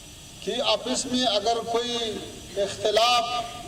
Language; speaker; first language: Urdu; non-native, fluent; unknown